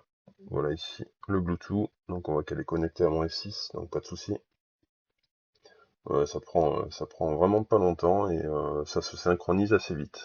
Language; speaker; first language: French; native; French